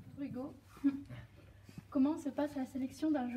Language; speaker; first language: French; native; French